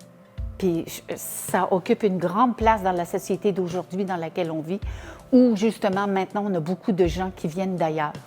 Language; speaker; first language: French; native; French